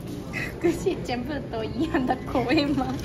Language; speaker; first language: Chinese; non-native, learner; Japanese